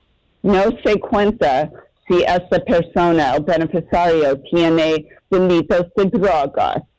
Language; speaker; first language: Spanish; non-native, learner; English